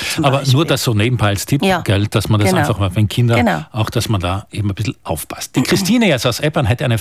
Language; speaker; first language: German; native; German